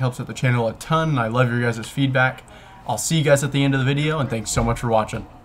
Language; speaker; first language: English; native; English